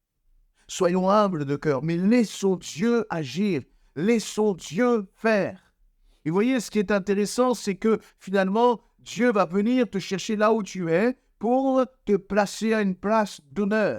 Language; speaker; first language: French; native; French